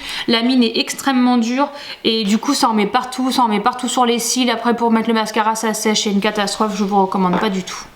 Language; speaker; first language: French; native; French